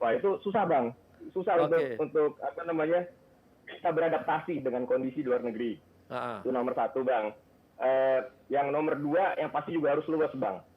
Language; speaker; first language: Indonesian; native; Indonesian